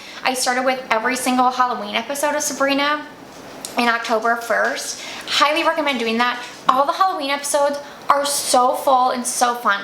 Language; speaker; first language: English; native; English